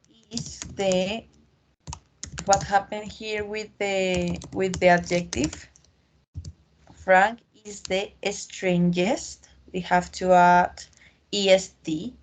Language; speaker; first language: English; non-native, learner; Spanish